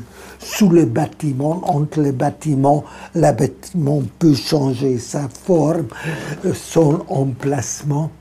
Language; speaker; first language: French; non-native, fluent; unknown